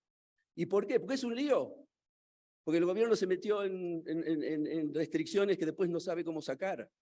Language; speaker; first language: Spanish; native; Spanish